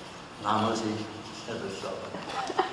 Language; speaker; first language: German; early bilingual, heritage; English